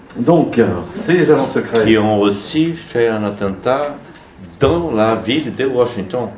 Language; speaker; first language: French; non-native, learner; Portuguese